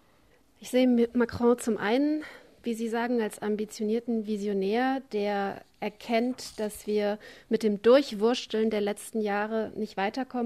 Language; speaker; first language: German; native; German